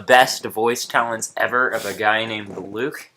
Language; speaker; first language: English; native; English